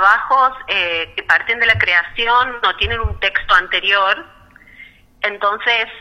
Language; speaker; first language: Spanish; native; Spanish